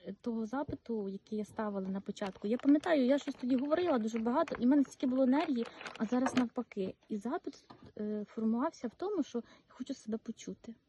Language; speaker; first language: Ukrainian; native; Ukrainian